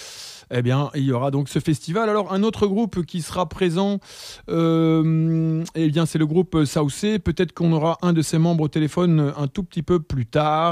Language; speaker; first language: French; native; French